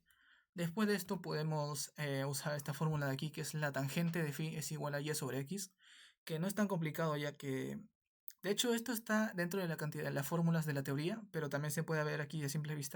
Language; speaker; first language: Spanish; native; Spanish